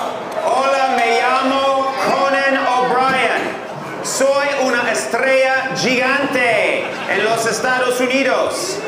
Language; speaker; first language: Spanish; non-native, learner; English